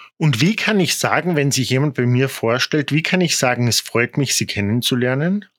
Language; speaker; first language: German; native; German